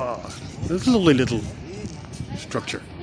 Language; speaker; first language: English; native; English